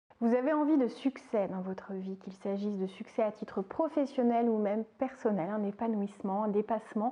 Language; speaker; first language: French; native; French